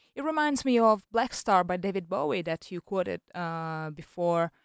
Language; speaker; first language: English; non-native, fluent; Italian